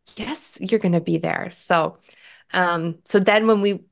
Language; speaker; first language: English; native; English